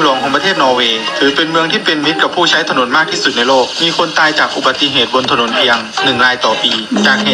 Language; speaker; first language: Thai; native; Thai